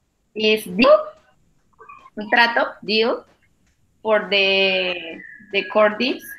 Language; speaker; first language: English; non-native, learner; Spanish